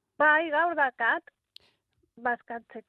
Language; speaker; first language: Basque; non-native, local second language; Spanish